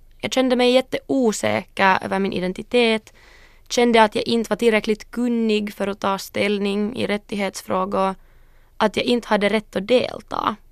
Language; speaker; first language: Swedish; early bilingual, other home language; Northern Sami